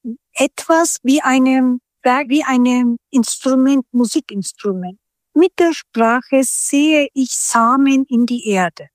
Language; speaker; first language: German; non-native, fluent; Turkish